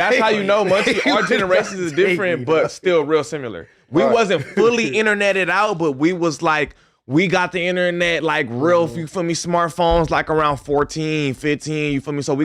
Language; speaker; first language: English; native; English